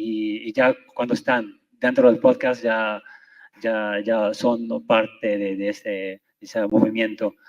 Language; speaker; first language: Spanish; non-native, fluent; Arabic